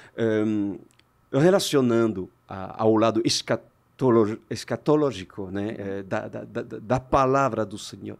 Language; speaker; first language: Portuguese; non-native, fluent; French